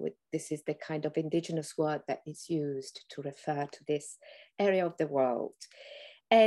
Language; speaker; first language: English; non-native, fluent; Italian